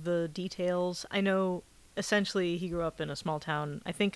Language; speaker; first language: English; native; English